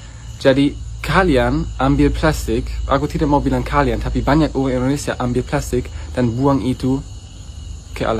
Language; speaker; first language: Indonesian; non-native, learner; German